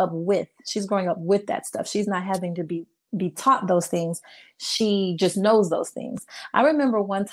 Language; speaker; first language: English; native; English